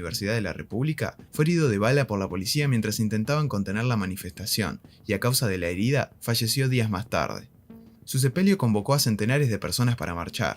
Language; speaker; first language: Spanish; native; Spanish